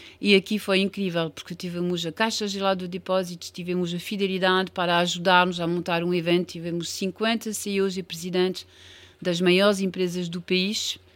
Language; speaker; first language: Portuguese; non-native, fluent; French